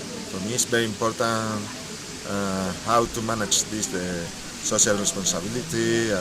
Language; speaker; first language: English; non-native, learner; Spanish